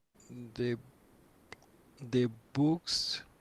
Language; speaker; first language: English; non-native, learner; Spanish